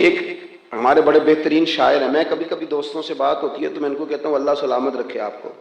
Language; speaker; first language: Urdu; non-native, local second language; Punjabi